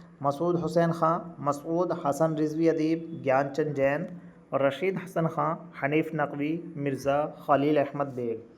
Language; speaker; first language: Urdu; native; Urdu